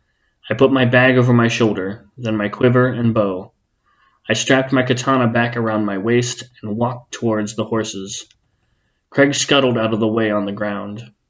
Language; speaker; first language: English; native; English